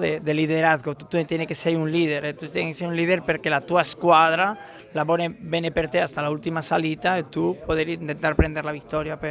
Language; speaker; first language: Italian; non-native, learner; Spanish